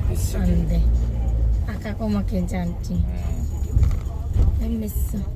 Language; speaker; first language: Korean; non-native, local second language; Filipino